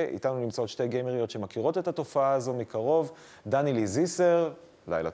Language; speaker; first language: Hebrew; native; Hebrew